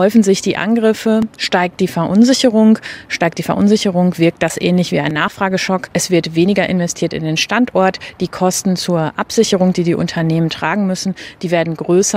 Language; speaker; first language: German; native; German